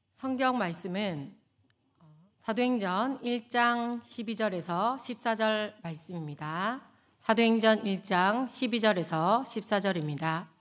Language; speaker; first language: Korean; native; Korean